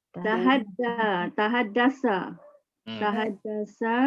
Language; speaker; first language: Arabic; non-native, learner; Malay